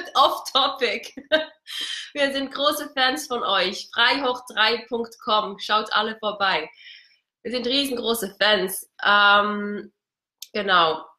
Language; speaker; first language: German; native; German